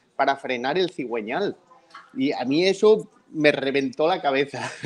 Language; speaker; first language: Spanish; native; Spanish